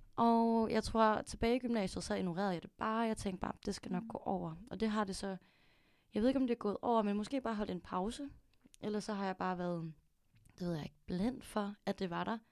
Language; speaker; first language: Danish; early bilingual, other home language; Filipino